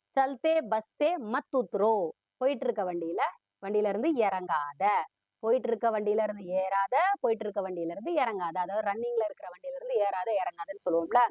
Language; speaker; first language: Tamil; early bilingual, heritage; Tamil